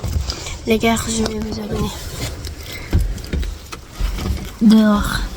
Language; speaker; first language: French; non-native, learner; Indonesian